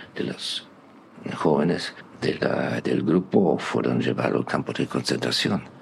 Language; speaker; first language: Spanish; non-native, fluent; German